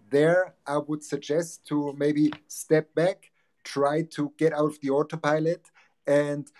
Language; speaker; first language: English; non-native, fluent; German